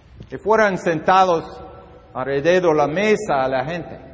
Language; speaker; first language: Spanish; non-native, learner; English